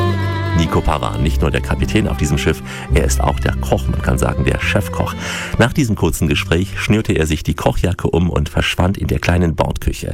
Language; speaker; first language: German; native; German